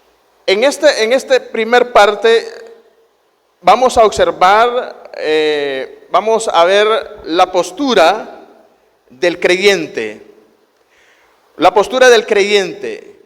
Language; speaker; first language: Spanish; native; Spanish